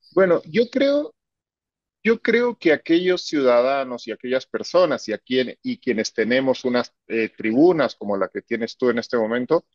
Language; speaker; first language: Spanish; native; Spanish